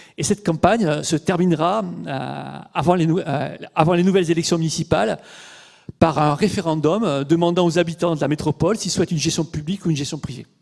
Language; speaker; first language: French; native; French